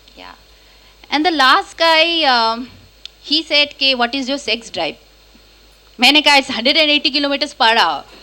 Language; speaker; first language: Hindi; non-native, local second language; Bangla